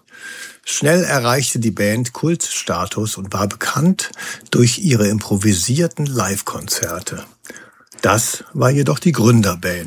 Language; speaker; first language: German; native; German